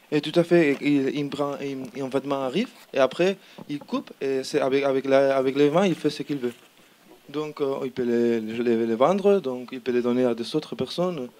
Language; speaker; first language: French; non-native, learner; Spanish